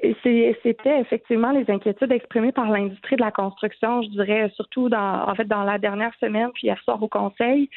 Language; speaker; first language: French; native; French